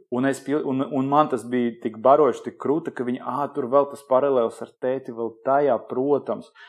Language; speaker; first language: Latvian; non-native, local second language; Russian